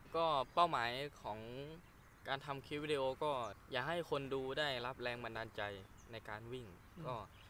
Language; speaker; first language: Thai; native; Thai